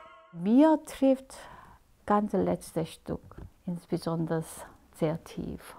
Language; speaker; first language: German; non-native, fluent; Korean